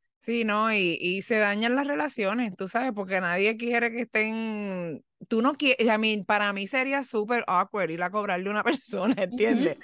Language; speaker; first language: Spanish; early bilingual, heritage; Spanish